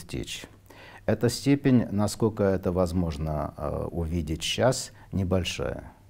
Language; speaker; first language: Russian; non-native, local second language; Armenian